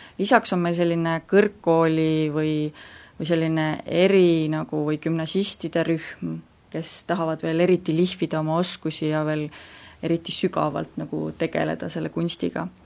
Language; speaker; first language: Estonian; native; Estonian